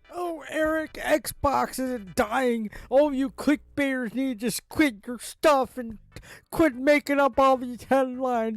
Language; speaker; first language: English; native; English